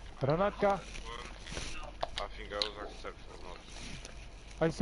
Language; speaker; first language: English; non-native, learner; Polish